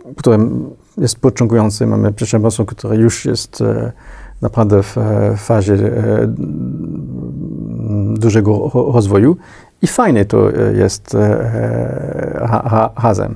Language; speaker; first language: Polish; non-native, fluent; French